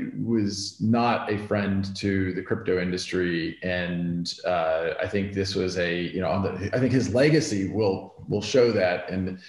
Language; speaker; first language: English; native; English